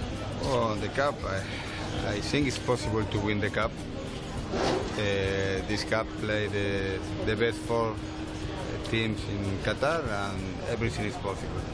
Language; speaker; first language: English; non-native, learner; Spanish